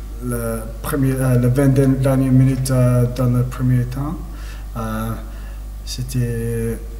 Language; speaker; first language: French; non-native, learner; English